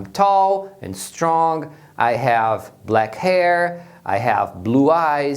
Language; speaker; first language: English; non-native, fluent; Portuguese